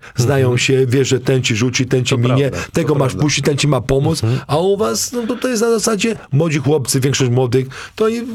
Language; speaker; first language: Polish; native; Polish